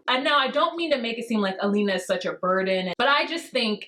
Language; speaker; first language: English; native; English